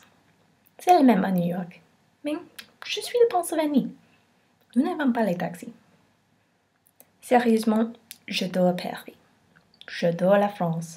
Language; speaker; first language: French; non-native, learner; English